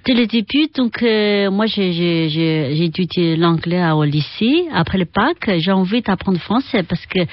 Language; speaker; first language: French; non-native, fluent; Chinese